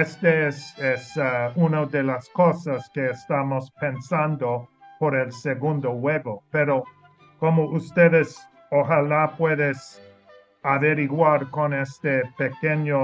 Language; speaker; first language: Spanish; non-native, learner; English